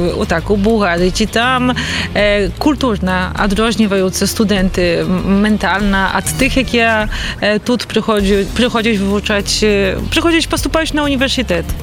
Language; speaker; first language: Polish; non-native, learner; Belarusian